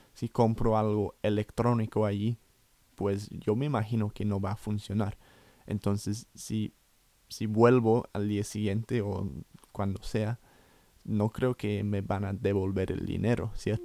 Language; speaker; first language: Spanish; non-native, fluent; English